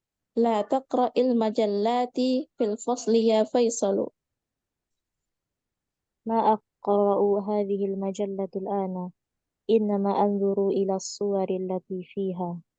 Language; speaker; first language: Arabic; non-native, learner; Indonesian